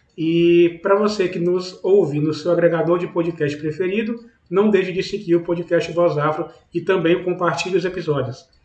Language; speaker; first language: Portuguese; native; Portuguese